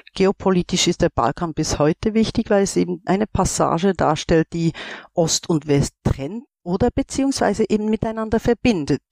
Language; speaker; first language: German; native; German